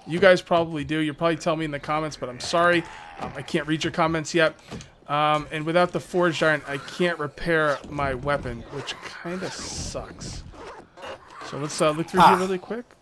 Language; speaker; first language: English; native; English